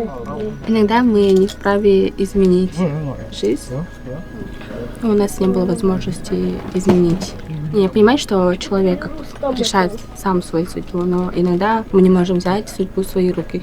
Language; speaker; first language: Russian; non-native, local second language; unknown